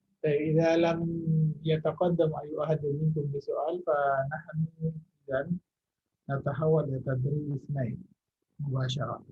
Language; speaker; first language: Arabic; non-native, fluent; Indonesian